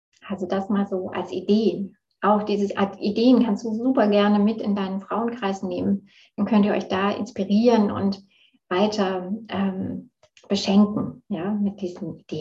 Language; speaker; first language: German; native; German